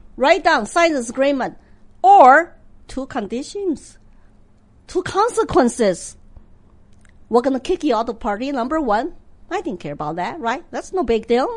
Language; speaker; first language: English; non-native, fluent; Chinese